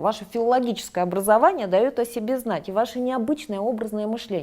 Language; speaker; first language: Russian; native; Russian